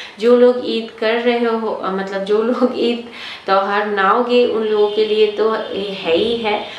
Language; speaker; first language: Hindi; non-native, local second language; Bangla